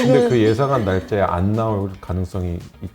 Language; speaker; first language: Korean; early bilingual, heritage; Korean